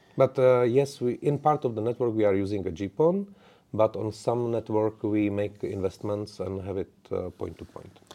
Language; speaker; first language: English; non-native, learner; Czech